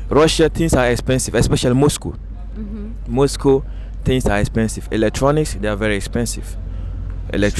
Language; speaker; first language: English; native; English